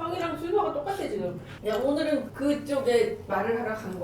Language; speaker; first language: Korean; native; Korean